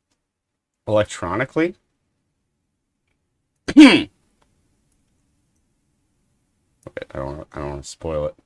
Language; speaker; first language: English; native; English